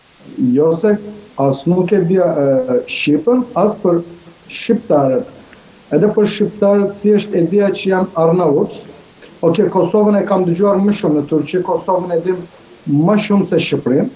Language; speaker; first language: Albanian; non-native, fluent; Turkish